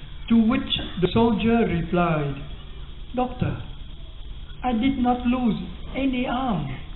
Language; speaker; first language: English; non-native, fluent; Vietnamese